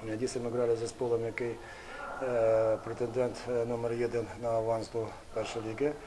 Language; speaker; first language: Polish; non-native, learner; Ukrainian